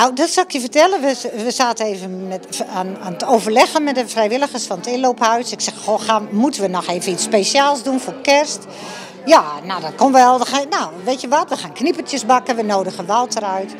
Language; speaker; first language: Dutch; native; Dutch